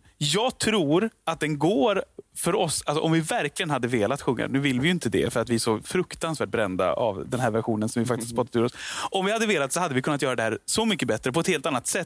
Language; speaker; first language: Swedish; native; Swedish